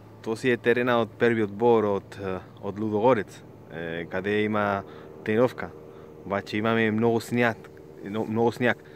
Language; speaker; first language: Bulgarian; non-native, learner; Spanish